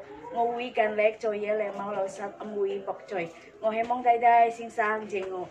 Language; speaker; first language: Cantonese; non-native, learner; Indonesian